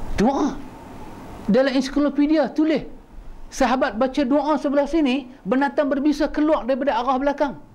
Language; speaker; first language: Malay; native; Malay